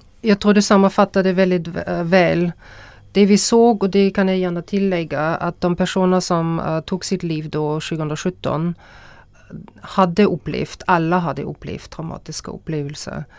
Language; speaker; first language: Swedish; non-native, fluent; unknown